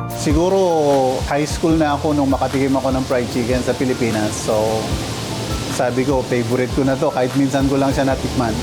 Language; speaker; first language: Filipino; non-native, local second language; Pampanga